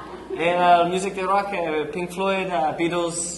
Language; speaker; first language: Spanish; non-native, learner; English